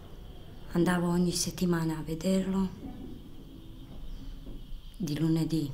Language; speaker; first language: Italian; non-native, fluent; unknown